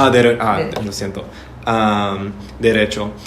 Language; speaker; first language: Spanish; non-native, learner; English